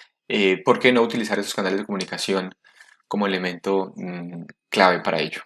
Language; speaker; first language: Spanish; native; Spanish